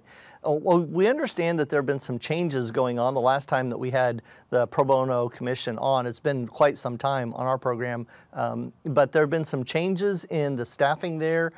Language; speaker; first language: English; native; English